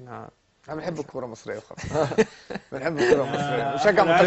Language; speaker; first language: Arabic; native; Arabic